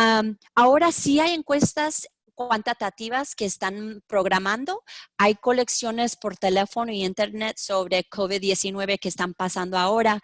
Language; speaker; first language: Spanish; early bilingual, heritage; Spanish